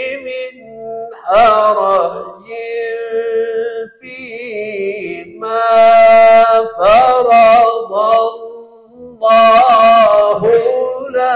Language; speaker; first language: Arabic; native; Arabic